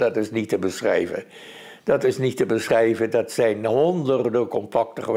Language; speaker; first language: Dutch; native; Dutch